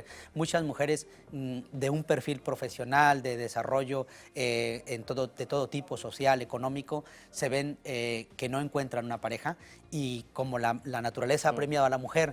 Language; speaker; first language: Spanish; native; Spanish